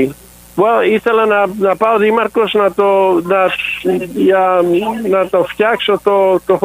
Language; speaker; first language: Greek; early bilingual, heritage; English